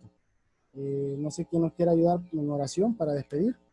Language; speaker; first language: Spanish; native; Spanish